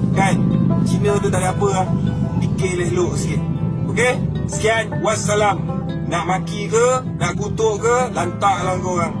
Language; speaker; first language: Malay; native; Malay